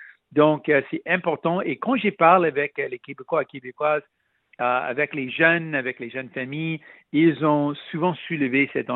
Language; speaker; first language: French; non-native, local second language; Punjabi